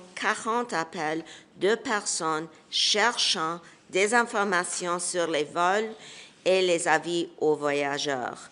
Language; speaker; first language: French; non-native, local second language; English